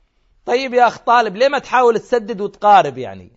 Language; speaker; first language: Arabic; native; Arabic